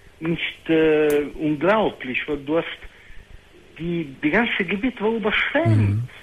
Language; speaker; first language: German; non-native, fluent; Italian